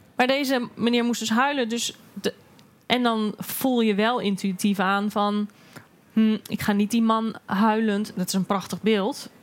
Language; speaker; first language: Dutch; native; Dutch